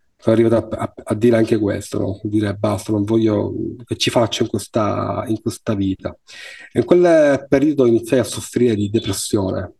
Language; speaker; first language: Italian; native; Italian